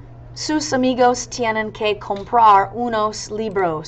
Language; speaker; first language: Spanish; non-native, fluent; English